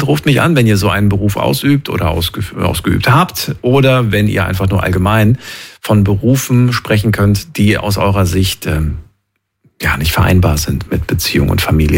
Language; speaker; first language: German; native; German